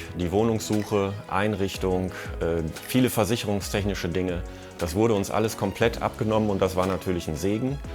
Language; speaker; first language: German; native; German